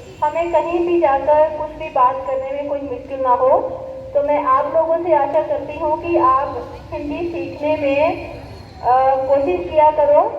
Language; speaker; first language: Hindi; non-native, local second language; Punjabi